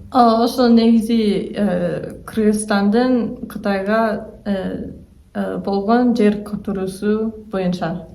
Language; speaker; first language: Kyrgyz; non-native, learner; English